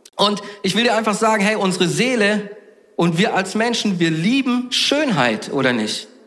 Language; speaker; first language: German; native; German